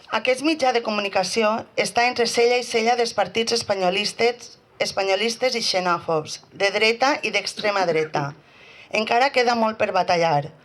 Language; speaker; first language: Catalan; native; Catalan